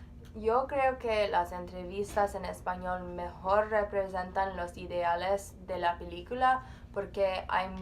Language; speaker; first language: Spanish; non-native, learner; English